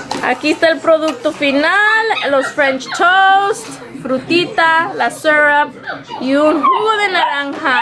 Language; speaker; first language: Spanish; early bilingual, heritage; Spanish